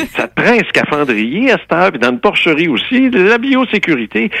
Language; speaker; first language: French; native; French